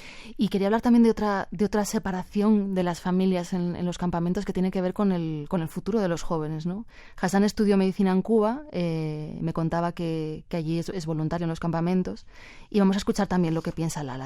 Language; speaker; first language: Spanish; native; Spanish